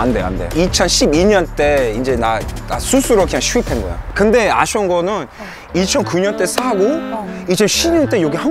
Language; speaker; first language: Korean; non-native, learner; English